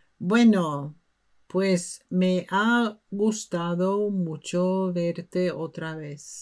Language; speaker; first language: Spanish; non-native, fluent; Norwegian